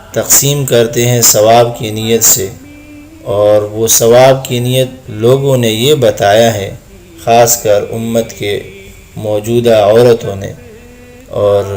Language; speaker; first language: Urdu; non-native, local second language; Pashto